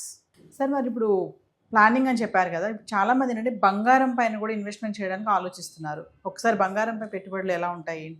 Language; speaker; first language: Telugu; native; Telugu